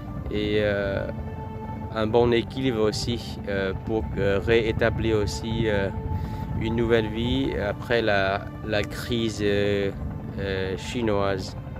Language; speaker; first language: French; non-native, fluent; Vietnamese